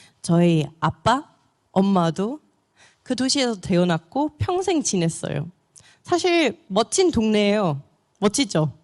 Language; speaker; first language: Korean; non-native, fluent; German